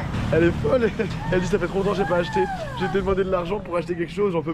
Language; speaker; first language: French; native; French